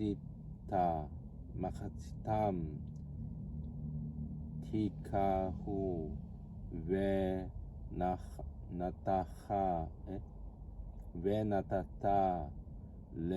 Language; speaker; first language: Hebrew; non-native, learner; Japanese